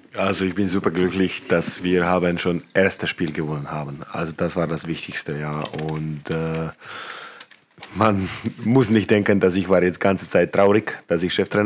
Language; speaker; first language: German; non-native, fluent; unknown